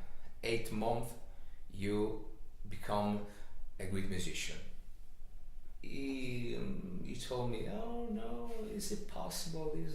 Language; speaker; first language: English; non-native, learner; Italian